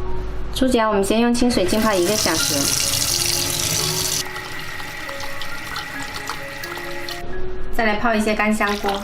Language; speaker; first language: Chinese; non-native, local second language; Hakka Chinese